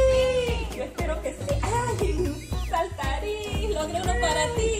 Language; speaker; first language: Spanish; native; Spanish